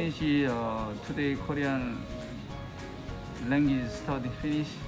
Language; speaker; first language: English; non-native, learner; Korean